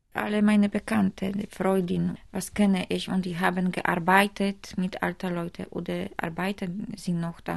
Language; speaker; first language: German; non-native, learner; Polish